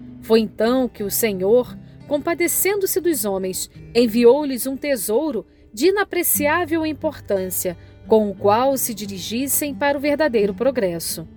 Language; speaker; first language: Portuguese; native; Portuguese